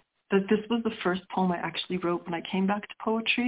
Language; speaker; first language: English; early bilingual, other home language; Sicilian